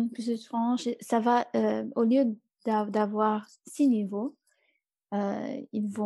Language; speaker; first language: French; non-native, fluent; English